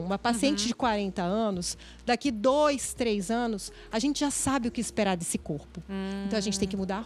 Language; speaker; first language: Portuguese; native; Portuguese